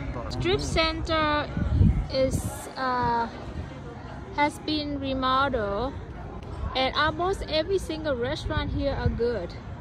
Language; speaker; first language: English; non-native, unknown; Vietnamese